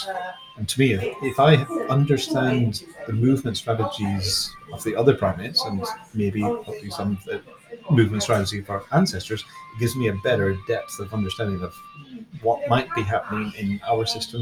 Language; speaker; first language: English; native; English